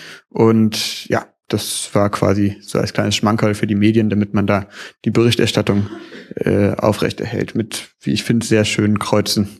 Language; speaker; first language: German; native; German